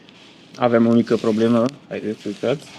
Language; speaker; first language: Romanian; non-native, fluent; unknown